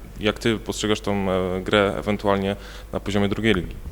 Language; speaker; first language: Polish; native; Polish